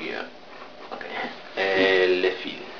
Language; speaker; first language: French; non-native, learner; English